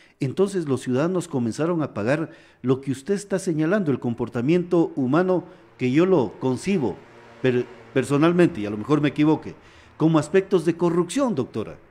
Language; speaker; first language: Spanish; native; Spanish